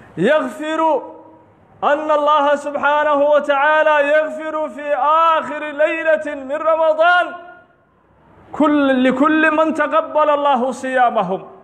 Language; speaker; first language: Arabic; non-native, local second language; Somali